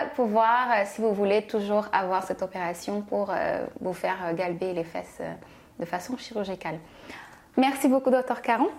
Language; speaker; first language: French; native; French